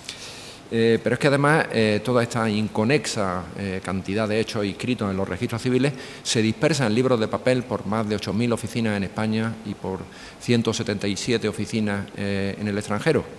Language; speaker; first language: Spanish; native; Spanish